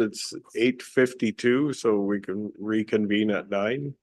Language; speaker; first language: English; native; English